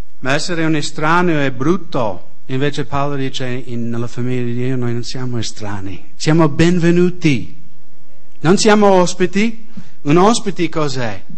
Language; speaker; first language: Italian; non-native, fluent; English